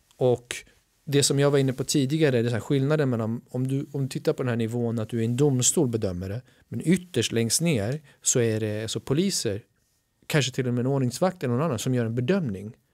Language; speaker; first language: Swedish; native; Swedish